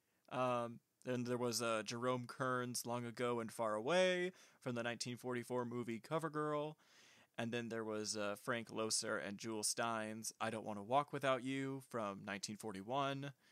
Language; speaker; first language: English; native; English